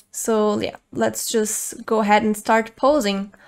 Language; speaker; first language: English; non-native, fluent; Portuguese